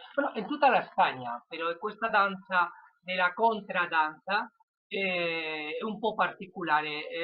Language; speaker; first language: Italian; non-native, learner; Spanish